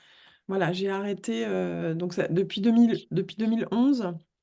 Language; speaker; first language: French; native; French